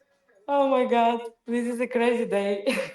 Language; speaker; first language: English; non-native, learner; Greek